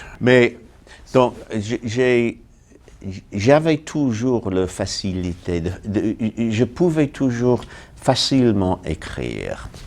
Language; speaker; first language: French; non-native, fluent; English